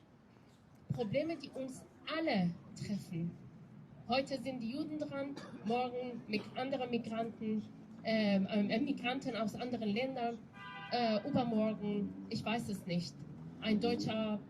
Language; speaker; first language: German; non-native, fluent; Persian